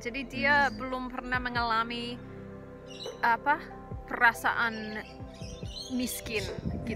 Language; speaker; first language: Indonesian; non-native, fluent; English